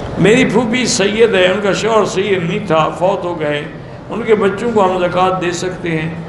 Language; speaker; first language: Urdu; native; Urdu